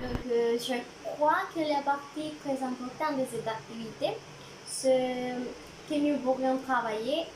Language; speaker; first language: French; non-native, learner; Spanish